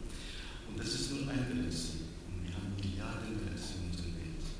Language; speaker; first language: German; non-native, learner; Persian